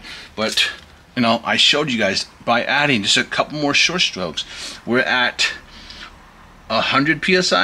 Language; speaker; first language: English; native; English